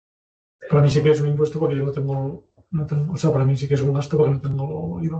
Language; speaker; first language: Spanish; native; Spanish